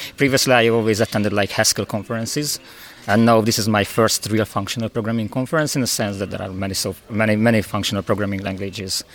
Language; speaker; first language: English; non-native, fluent; Hungarian